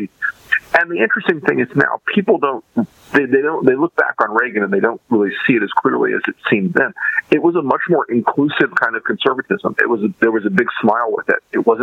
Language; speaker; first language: English; native; English